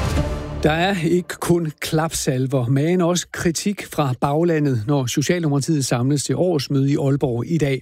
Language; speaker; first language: Danish; native; Danish